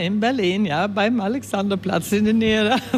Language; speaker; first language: German; early bilingual, heritage; Swedish